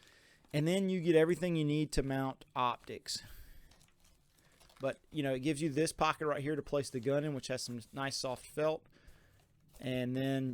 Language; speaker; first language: English; native; English